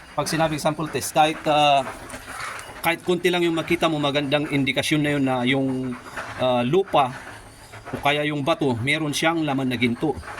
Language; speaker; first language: Filipino; non-native, local second language; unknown